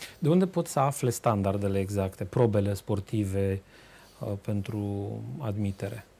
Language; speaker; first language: Romanian; native; Romanian